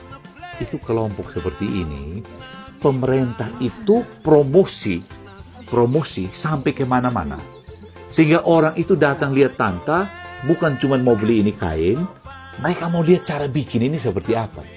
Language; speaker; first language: Indonesian; non-native, local second language; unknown